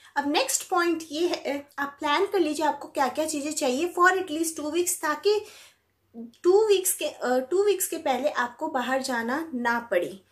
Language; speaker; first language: Hindi; native; Hindi